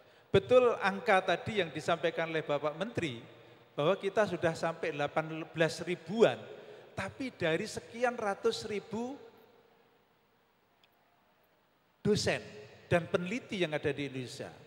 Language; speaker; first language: Indonesian; native; Indonesian